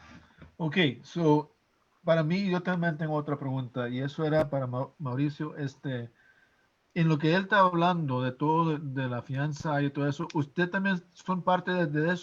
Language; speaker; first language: Spanish; non-native, fluent; English